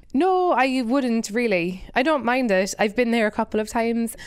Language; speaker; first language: English; native; English